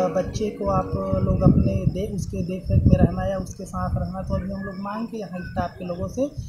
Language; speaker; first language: Hindi; native; Hindi